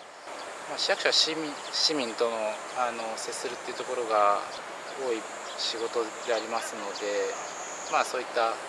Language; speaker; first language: Japanese; native; Japanese